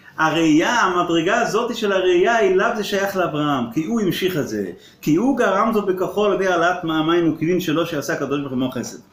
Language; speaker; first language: Hebrew; non-native, local second language; Yiddish